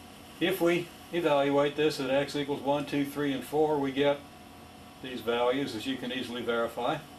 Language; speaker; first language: English; native; English